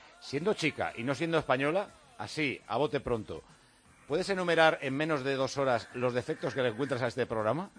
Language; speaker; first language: Spanish; native; Spanish